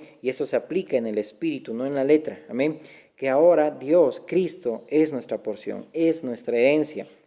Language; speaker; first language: Spanish; native; Spanish